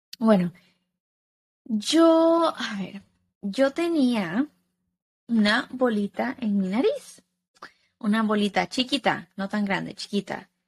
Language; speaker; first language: Spanish; early bilingual, heritage; Spanish